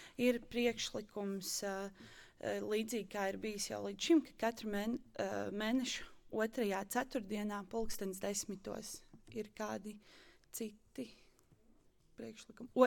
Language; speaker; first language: Latvian; native; Latvian